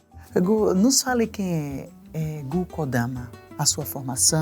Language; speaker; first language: Portuguese; native; Portuguese